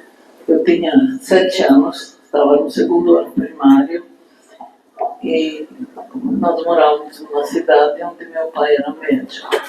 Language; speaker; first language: Portuguese; non-native, fluent; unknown